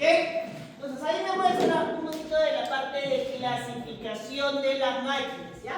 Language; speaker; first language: Spanish; native; Spanish